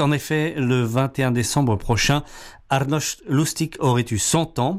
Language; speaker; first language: French; native; French